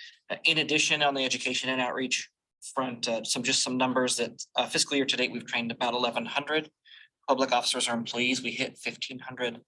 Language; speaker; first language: English; native; English